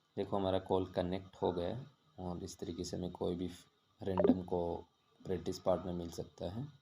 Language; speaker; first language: Hindi; native; Hindi